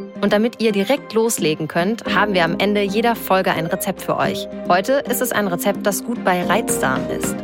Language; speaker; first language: German; native; German